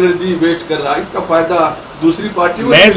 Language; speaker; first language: Hindi; native; Hindi